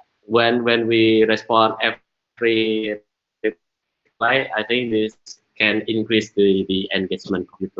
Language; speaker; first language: English; non-native, learner; Indonesian